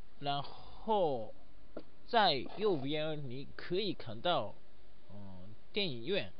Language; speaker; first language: Chinese; non-native, learner; Japanese